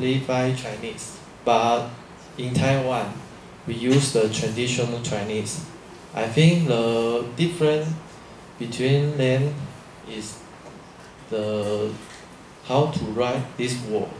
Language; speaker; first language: English; non-native, learner; Chinese